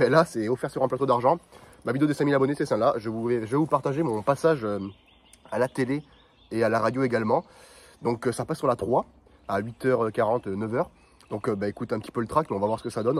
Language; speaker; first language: French; native; French